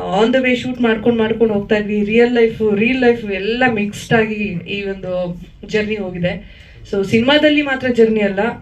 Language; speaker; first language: Kannada; native; Kannada